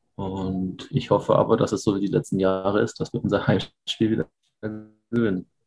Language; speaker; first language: German; native; German